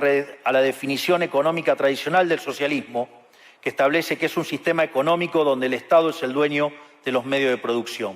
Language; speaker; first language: Spanish; native; Spanish